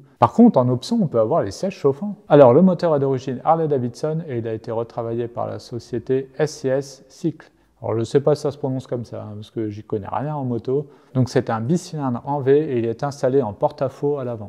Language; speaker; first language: French; native; French